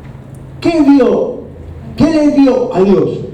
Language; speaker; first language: Spanish; native; Spanish